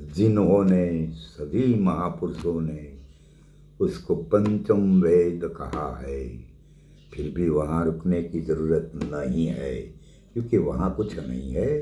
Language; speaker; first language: Hindi; non-native, local second language; Gujarati